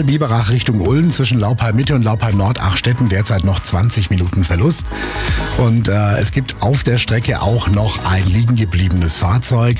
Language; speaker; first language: German; native; German